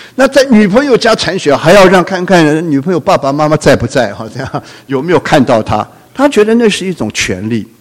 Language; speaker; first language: Chinese; non-native, local second language; Cantonese